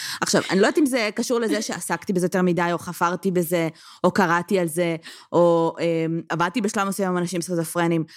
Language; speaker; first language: Hebrew; native; Hebrew